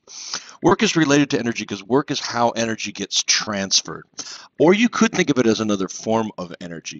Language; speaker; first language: English; native; English